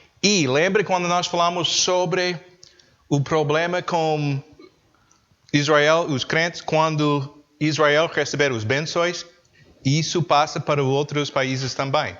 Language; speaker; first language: Portuguese; non-native, learner; English